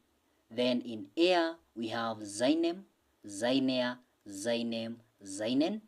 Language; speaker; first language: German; non-native, learner; English